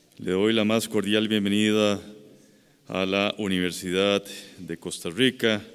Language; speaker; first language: Spanish; native; Spanish